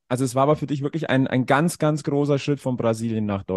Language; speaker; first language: German; native; German